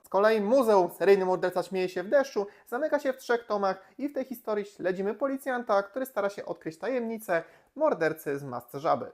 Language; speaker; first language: Polish; native; Polish